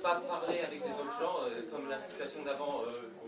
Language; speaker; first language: French; non-native, fluent; Romanian